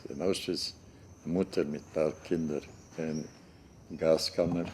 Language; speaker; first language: German; non-native, learner; Hungarian